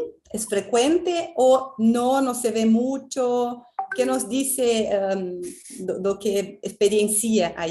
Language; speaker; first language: Spanish; non-native, fluent; Portuguese